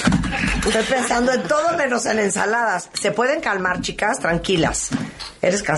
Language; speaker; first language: Spanish; native; Spanish